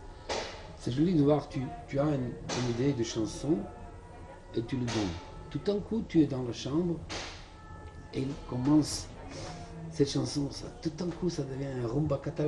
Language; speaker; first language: French; non-native, fluent; Serbian